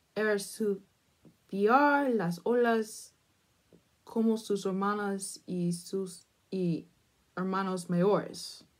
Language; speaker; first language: Spanish; non-native, learner; English